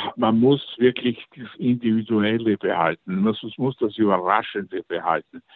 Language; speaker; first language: German; native; German